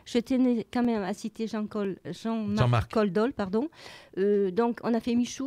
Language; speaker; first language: French; native; French